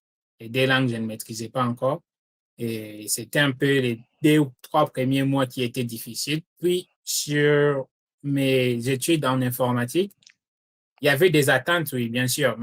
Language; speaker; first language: French; non-native, local second language; Lingala